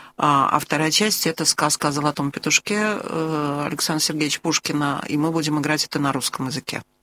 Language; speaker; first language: Russian; native; Russian